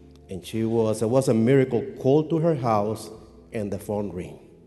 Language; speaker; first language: English; non-native, fluent; Spanish